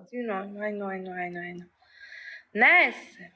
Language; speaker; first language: English; non-native, learner; Uzbek